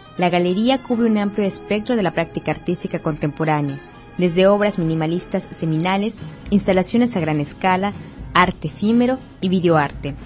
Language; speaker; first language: Spanish; native; Spanish